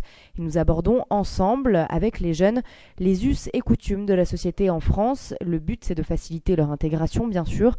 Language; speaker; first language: French; native; French